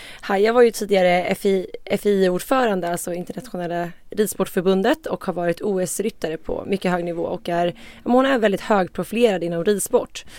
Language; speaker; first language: Swedish; native; Swedish